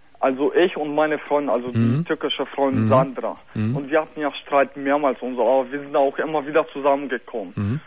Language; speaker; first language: German; early bilingual, other home language; Polish